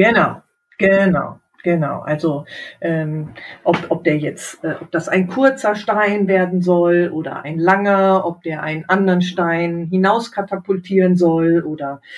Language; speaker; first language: German; native; German